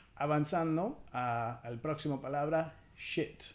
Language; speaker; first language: Spanish; non-native, fluent; English